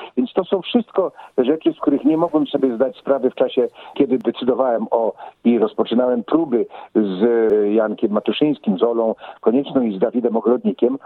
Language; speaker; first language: Polish; native; Polish